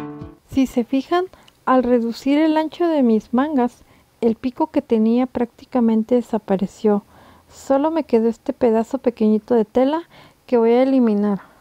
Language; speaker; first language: Spanish; native; Spanish